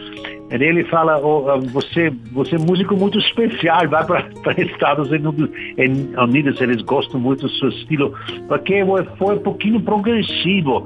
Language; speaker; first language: Portuguese; non-native, learner; German